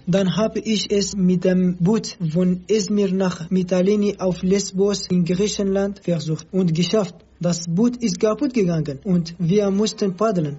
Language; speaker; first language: German; non-native, learner; Kurdish